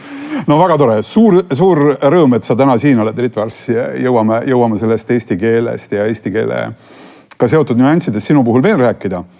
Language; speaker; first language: Estonian; native; Estonian